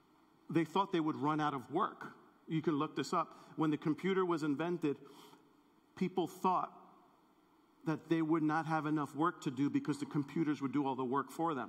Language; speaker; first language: English; native; English